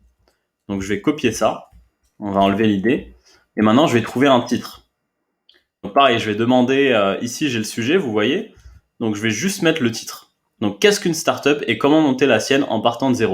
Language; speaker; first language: French; native; French